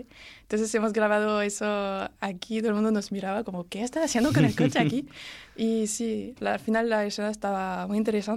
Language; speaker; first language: Spanish; early bilingual, heritage; French